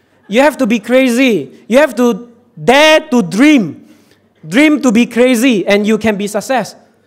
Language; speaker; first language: English; non-native, local second language; Chinese